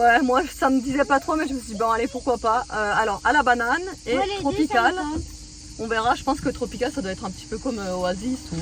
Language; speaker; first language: French; native; French